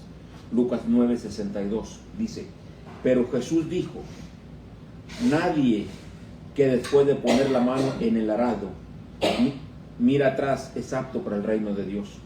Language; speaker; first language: Spanish; native; Spanish